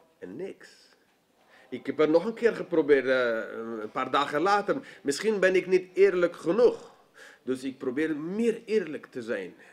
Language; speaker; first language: Dutch; non-native, fluent; English